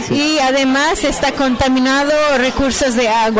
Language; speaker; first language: Spanish; non-native, fluent; French